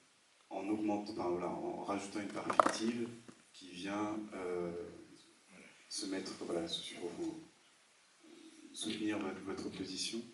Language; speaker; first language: French; native; French